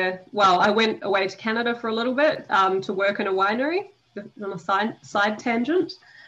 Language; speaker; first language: English; native; English